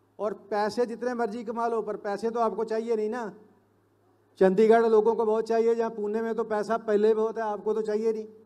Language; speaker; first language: Hindi; non-native, local second language; Punjabi